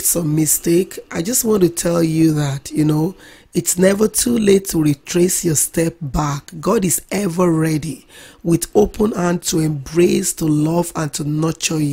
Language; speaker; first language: English; non-native, local second language; Yoruba